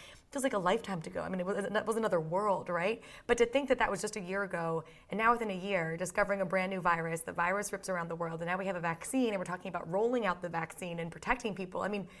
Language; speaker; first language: English; native; English